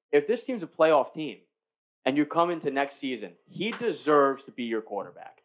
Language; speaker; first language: English; native; English